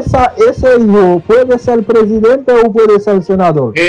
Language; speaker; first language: Spanish; non-native, fluent; Haitian Creole